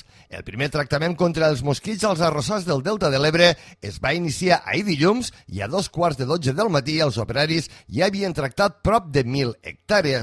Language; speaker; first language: Catalan; native; Catalan